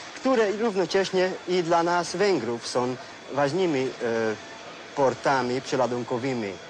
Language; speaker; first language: Polish; non-native, fluent; Hungarian